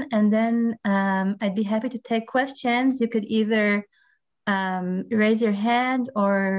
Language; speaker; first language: English; non-native, fluent; Hebrew